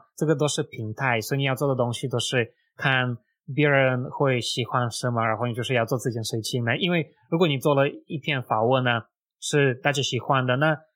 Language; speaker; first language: Chinese; non-native, fluent; Russian